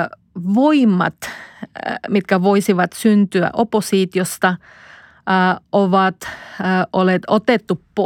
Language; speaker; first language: Finnish; non-native, fluent; Spanish